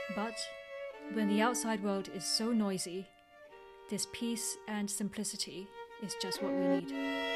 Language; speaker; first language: English; non-native, local second language; Cantonese